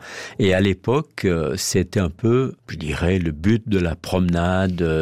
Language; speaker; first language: French; native; French